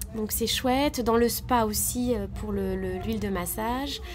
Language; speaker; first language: French; native; French